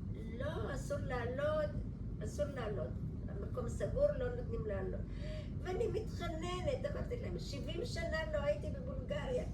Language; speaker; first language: Hebrew; early bilingual, other home language; Bulgarian